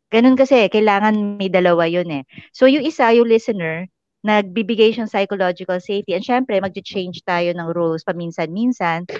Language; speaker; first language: Filipino; native; Filipino